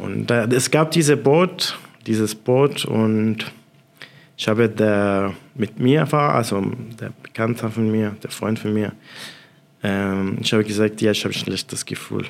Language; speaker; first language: German; non-native, fluent; Arabic